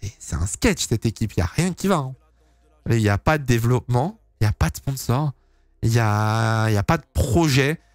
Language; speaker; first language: French; native; French